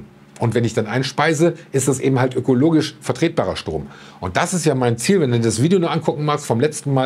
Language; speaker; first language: German; native; German